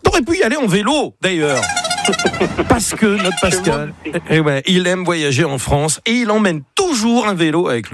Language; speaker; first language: French; native; French